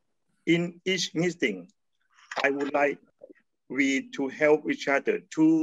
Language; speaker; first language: English; non-native, learner; Thai